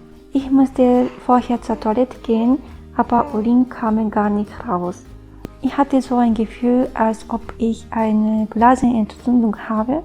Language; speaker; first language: German; non-native, fluent; Japanese